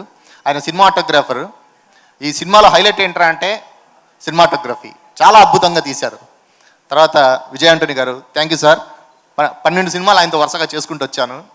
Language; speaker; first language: Telugu; native; Telugu